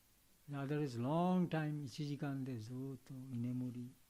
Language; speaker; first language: Japanese; non-native, learner; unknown